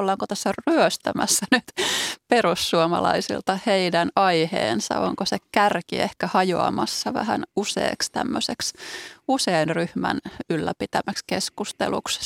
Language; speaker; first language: Finnish; native; Finnish